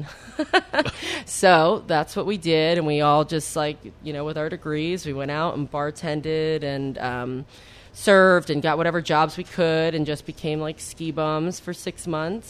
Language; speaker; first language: English; native; English